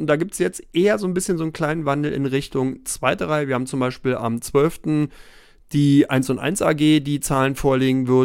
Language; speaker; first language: German; native; German